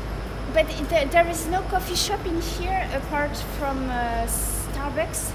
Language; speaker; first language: English; non-native, fluent; French